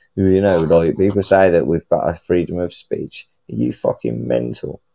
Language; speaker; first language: English; native; English